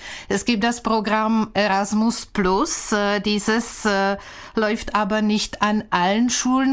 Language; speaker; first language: German; non-native, fluent; Czech